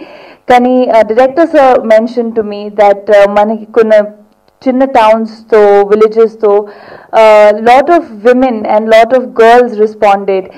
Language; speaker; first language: Telugu; non-native, local second language; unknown